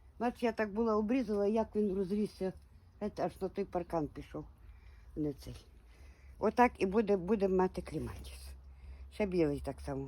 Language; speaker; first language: Ukrainian; native; Ukrainian